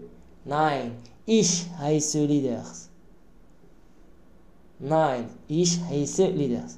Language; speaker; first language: German; non-native, learner; Arabic